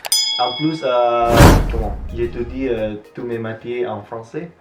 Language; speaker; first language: French; non-native, fluent; Indonesian